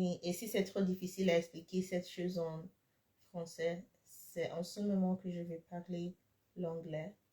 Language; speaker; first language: French; non-native, fluent; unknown